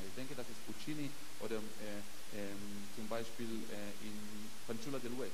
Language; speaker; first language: German; non-native, fluent; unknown